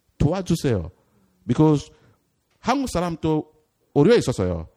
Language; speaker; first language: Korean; non-native, learner; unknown